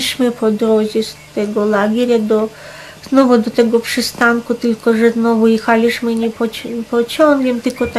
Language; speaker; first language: Polish; non-native, fluent; Russian